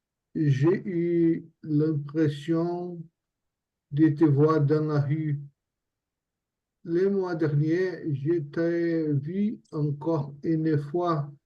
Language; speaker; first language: French; non-native, learner; Portuguese